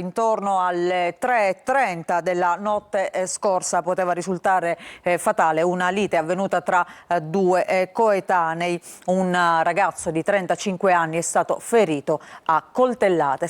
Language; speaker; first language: Italian; native; Italian